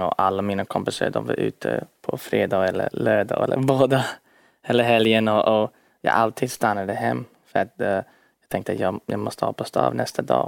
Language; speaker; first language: Swedish; early bilingual, heritage; English